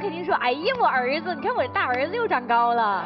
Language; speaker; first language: Chinese; native; Chinese